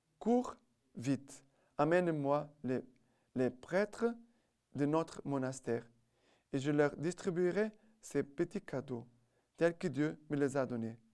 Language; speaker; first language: French; non-native, fluent; Portuguese